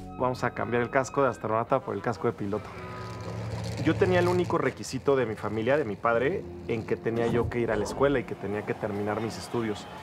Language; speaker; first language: Spanish; native; Spanish